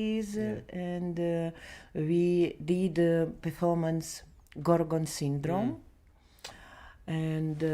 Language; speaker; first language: English; non-native, learner; Belarusian